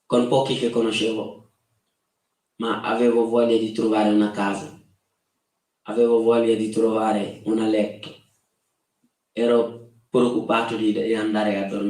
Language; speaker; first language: Italian; non-native, fluent; Wolof